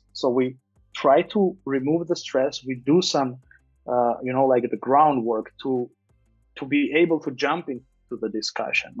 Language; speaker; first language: English; non-native, fluent; Armenian